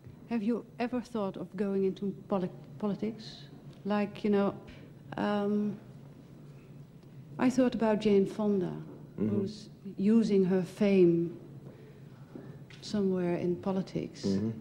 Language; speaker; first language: English; non-native, fluent; Dutch